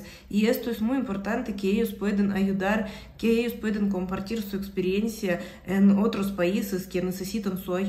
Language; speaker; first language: Spanish; non-native, fluent; Russian